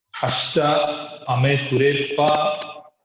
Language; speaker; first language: Japanese; non-native, learner; English